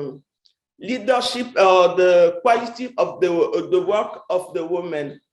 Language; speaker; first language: English; non-native, fluent; French